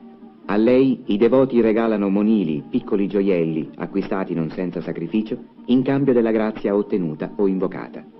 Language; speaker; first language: Italian; native; Italian